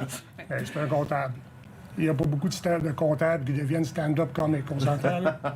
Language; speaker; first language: French; native; French